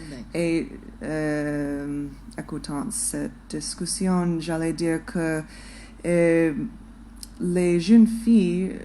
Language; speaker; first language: French; non-native, fluent; English